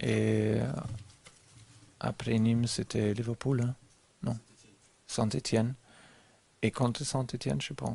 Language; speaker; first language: French; non-native, learner; German